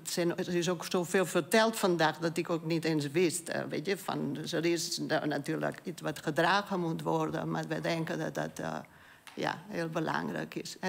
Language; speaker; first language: Dutch; non-native, fluent; Catalan